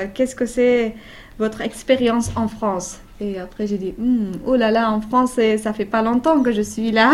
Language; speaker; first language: French; non-native, fluent; Persian